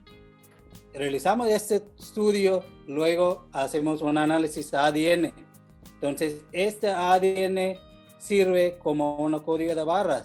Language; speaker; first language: Spanish; non-native, fluent; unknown